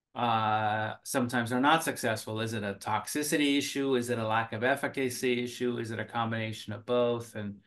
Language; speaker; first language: English; early bilingual, other home language; Finnish